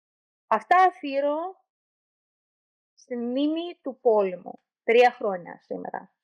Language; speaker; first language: Greek; non-native, learner; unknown